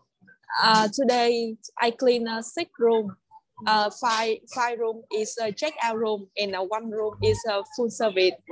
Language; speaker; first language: English; non-native, learner; Vietnamese